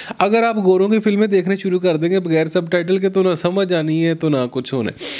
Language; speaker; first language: Urdu; non-native, local second language; Punjabi